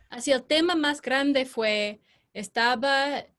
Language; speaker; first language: Spanish; non-native, fluent; English